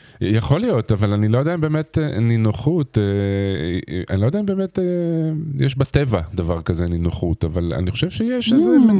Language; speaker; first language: Hebrew; native; Hebrew